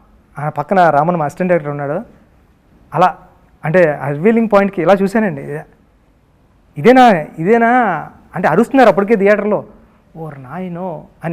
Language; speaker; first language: Telugu; native; Telugu